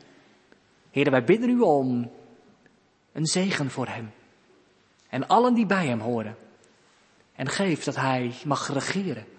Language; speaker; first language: Dutch; native; Dutch